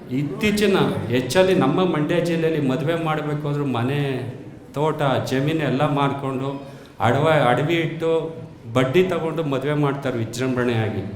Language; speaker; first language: Kannada; native; Kannada